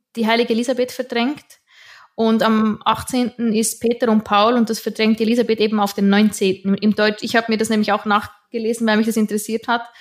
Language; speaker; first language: German; native; German